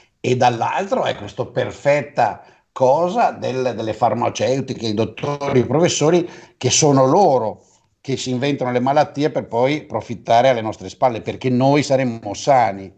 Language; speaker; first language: Italian; native; Italian